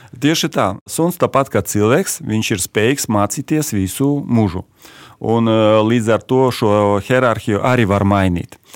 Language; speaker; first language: Latvian; non-native, local second language; Russian